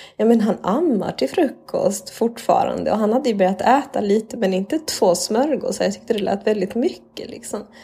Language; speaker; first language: Swedish; early bilingual, other home language; Spanish